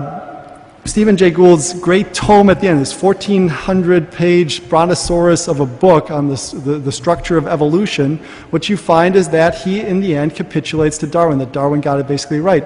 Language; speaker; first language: English; native; English